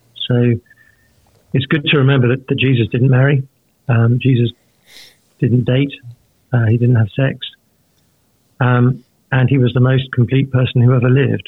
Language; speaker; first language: English; native; English